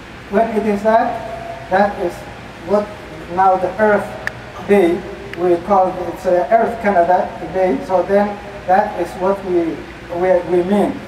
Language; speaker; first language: English; non-native, fluent; Somali